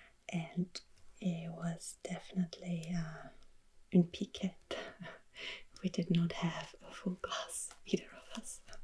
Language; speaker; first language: English; non-native, fluent; German